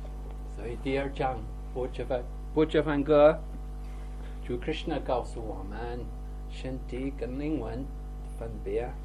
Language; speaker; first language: Chinese; non-native, fluent; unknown